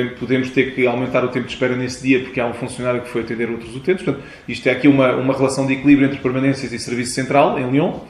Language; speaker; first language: Portuguese; early bilingual, heritage; Portuguese